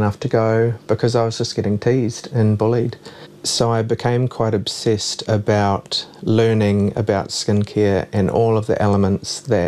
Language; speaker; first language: English; native; English